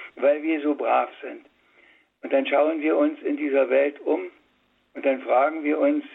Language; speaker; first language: German; native; German